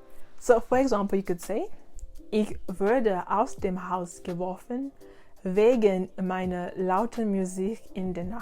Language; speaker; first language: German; non-native, learner; English